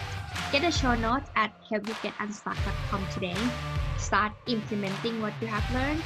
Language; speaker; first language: English; non-native, learner; Thai